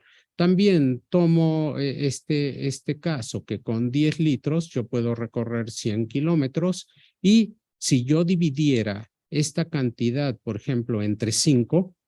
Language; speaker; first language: Spanish; native; Spanish